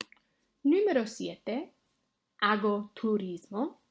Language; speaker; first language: Spanish; non-native, fluent; English